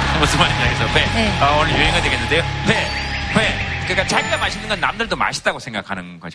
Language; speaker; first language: Korean; non-native, local second language; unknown